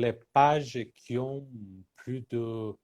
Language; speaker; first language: French; non-native, fluent; Persian